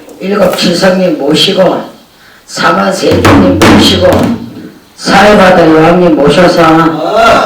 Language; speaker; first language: Korean; native; Korean